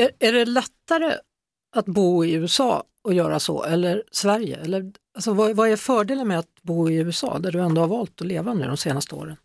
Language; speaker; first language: Swedish; native; Swedish